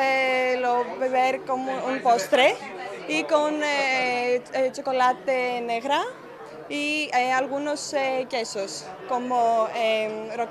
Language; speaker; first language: Spanish; non-native, learner; Greek